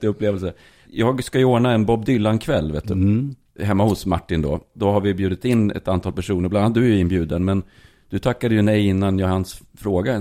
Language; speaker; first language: Swedish; native; Swedish